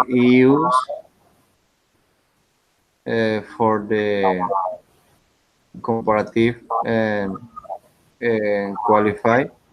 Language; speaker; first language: English; non-native, learner; Spanish